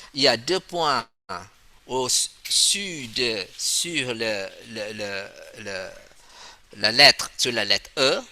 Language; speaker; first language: French; non-native, fluent; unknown